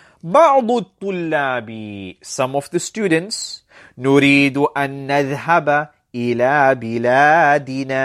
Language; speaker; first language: Arabic; non-native, fluent; English